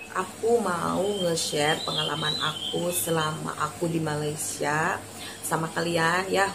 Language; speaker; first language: Indonesian; native; Indonesian